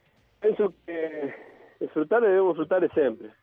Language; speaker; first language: Italian; non-native, fluent; Spanish